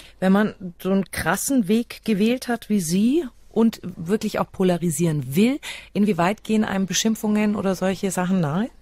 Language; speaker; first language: German; native; German